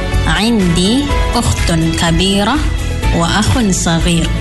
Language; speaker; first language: Arabic; non-native, fluent; Malay